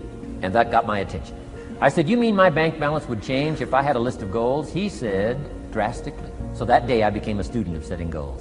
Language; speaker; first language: English; native; English